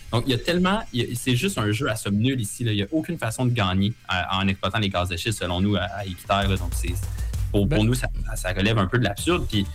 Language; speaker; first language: French; native; French